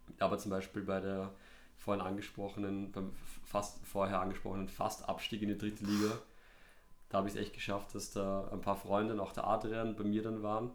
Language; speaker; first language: German; native; German